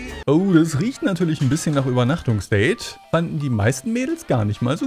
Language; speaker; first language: German; native; German